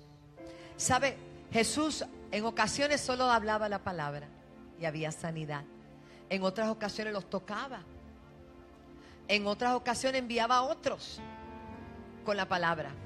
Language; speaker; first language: Spanish; native; Spanish